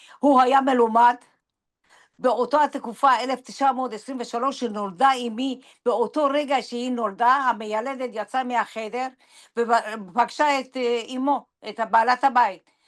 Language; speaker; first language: Hebrew; non-native, fluent; Persian